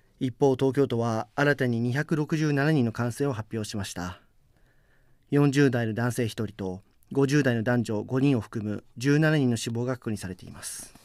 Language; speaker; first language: Japanese; native; Japanese